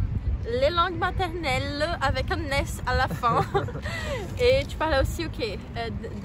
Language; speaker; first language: French; non-native, fluent; Portuguese